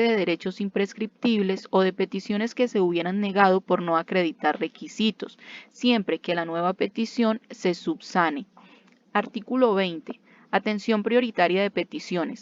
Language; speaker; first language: Spanish; native; Spanish